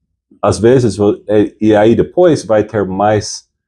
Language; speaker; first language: Portuguese; non-native, fluent; English